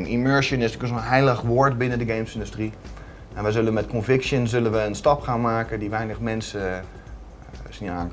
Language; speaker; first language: Dutch; native; Dutch